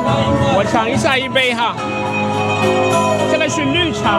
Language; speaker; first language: Chinese; non-native, fluent; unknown